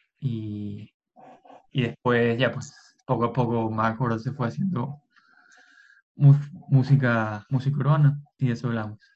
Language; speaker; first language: Spanish; native; Spanish